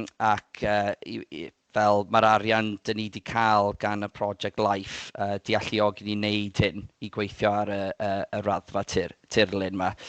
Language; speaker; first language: Welsh; native; Welsh